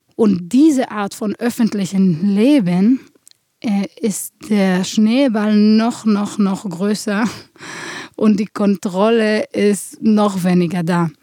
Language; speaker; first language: German; non-native, fluent; Hebrew